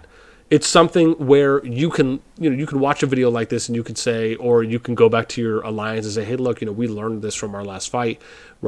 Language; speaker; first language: English; native; English